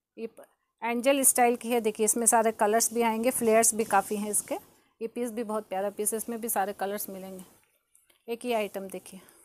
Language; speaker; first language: Hindi; native; Hindi